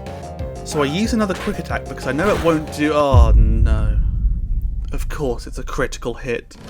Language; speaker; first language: English; native; English